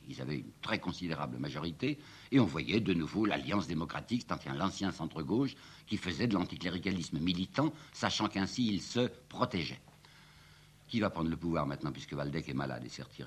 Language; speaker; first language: French; native; French